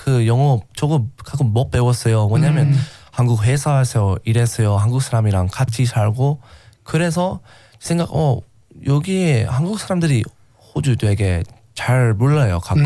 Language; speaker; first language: Korean; non-native, learner; English